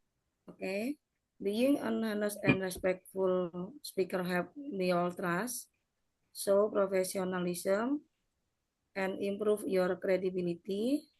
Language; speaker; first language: English; non-native, learner; Indonesian